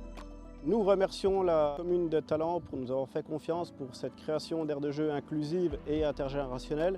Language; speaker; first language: French; native; French